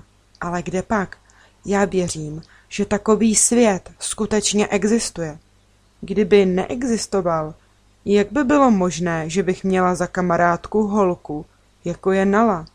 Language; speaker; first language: Czech; native; Czech